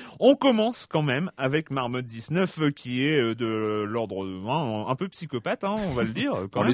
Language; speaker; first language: French; native; French